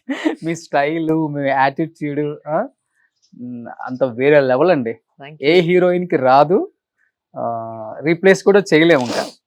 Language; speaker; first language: Telugu; native; Telugu